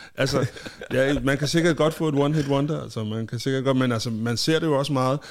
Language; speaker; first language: Danish; native; Danish